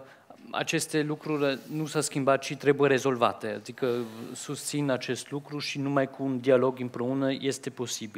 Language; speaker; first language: Romanian; non-native, fluent; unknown